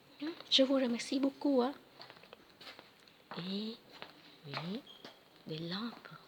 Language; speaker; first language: French; non-native, learner; Vietnamese